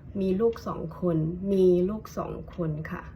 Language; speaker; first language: Thai; non-native, fluent; Hakka Chinese